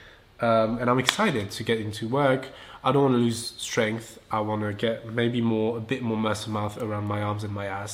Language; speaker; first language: English; non-native, fluent; French